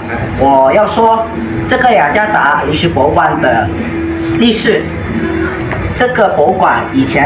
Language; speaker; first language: Chinese; non-native, learner; Indonesian